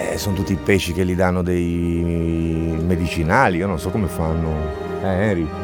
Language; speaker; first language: Italian; non-native, fluent; Romanian